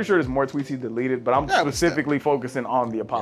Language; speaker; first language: English; native; English